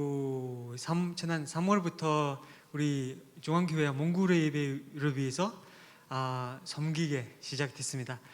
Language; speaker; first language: Korean; non-native, learner; Mongolian